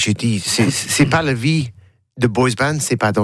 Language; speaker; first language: French; non-native, learner; English